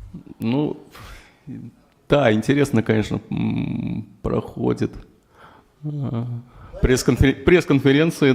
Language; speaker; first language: Russian; native; Russian